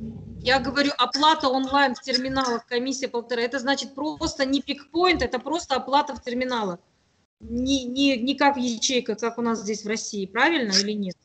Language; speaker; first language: Russian; native; Russian